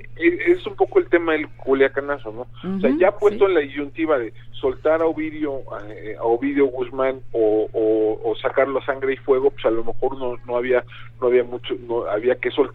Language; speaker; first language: Spanish; native; Spanish